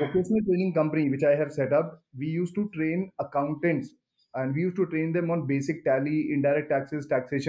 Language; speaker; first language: English; non-native, local second language; Hindi